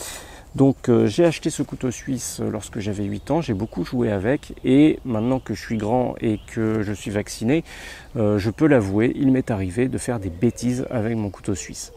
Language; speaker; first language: French; native; French